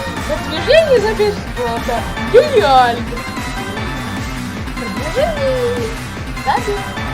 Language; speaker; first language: Russian; native; Russian